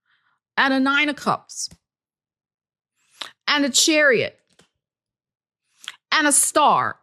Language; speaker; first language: English; native; English